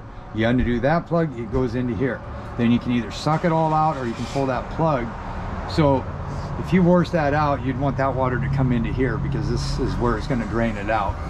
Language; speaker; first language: English; native; English